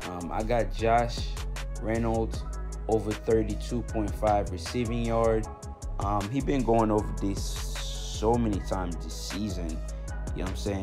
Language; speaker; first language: English; native; English